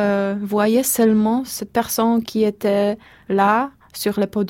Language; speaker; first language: French; non-native, fluent; Polish